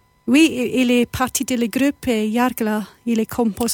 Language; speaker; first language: French; non-native, fluent; English